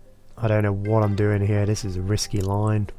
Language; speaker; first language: English; native; English